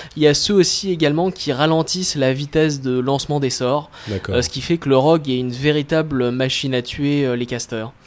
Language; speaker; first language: French; native; French